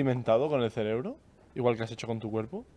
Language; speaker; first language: Spanish; native; Spanish